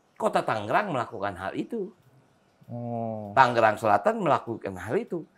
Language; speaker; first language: Indonesian; native; Indonesian